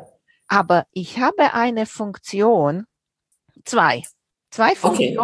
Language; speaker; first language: German; non-native, fluent; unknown